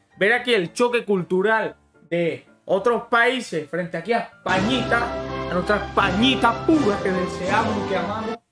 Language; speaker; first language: Spanish; native; Spanish